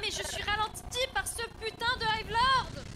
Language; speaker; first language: French; native; French